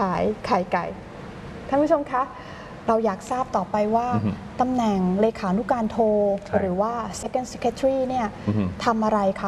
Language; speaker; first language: Thai; native; Thai